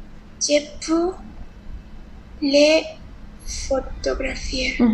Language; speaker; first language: French; non-native, learner; Spanish